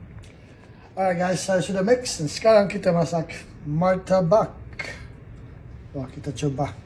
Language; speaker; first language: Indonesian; non-native, learner; English